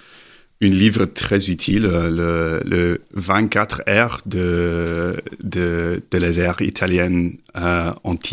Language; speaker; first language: French; non-native, learner; English